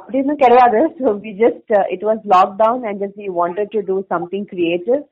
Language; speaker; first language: English; non-native, local second language; Tamil